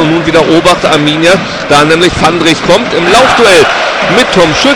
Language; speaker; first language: German; native; German